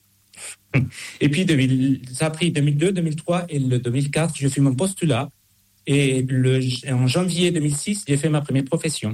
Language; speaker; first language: French; non-native, fluent; Spanish